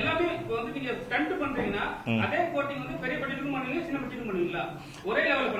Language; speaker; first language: Tamil; native; Tamil